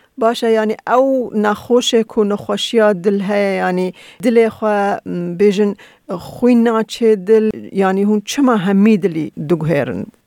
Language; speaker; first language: Kurdish; native; Kurdish